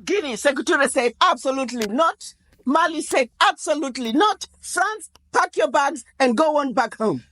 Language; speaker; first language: English; non-native, local second language; Shona